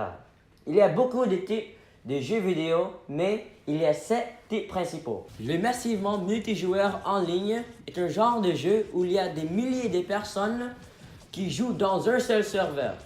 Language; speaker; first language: French; non-native, fluent; English